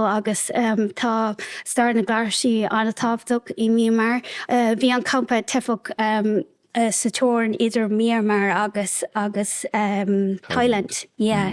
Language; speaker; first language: Irish; non-native, local second language; English